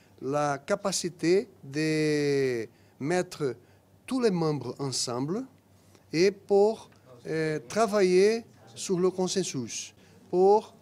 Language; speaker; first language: French; non-native, fluent; Portuguese